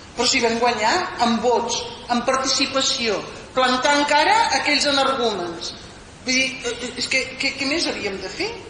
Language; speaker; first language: Catalan; non-native, local second language; Spanish